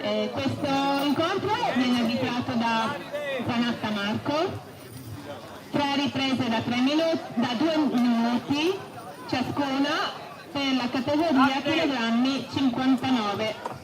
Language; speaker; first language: Italian; native; Italian